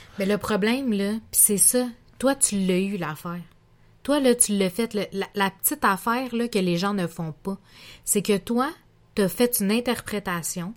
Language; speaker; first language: French; native; French